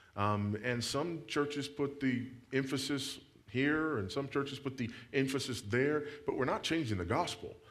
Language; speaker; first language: English; native; English